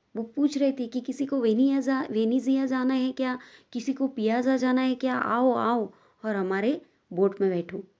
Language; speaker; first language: Hindi; non-native, local second language; Marathi